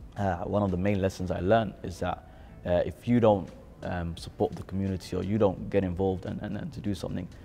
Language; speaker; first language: English; native; English